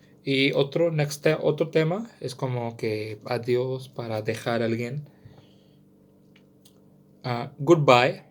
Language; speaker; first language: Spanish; non-native, learner; Sindhi